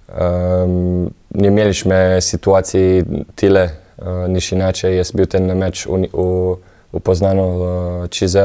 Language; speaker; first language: Polish; non-native, fluent; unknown